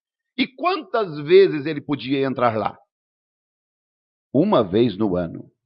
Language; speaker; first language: Portuguese; native; Portuguese